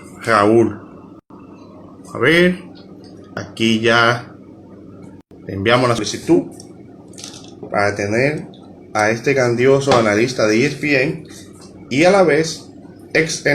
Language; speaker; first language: Spanish; native; Spanish